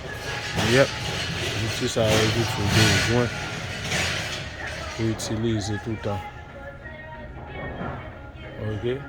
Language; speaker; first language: French; non-native, learner; Haitian Creole